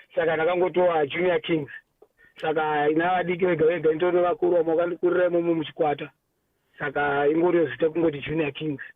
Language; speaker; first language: Shona; non-native, local second language; Nyanja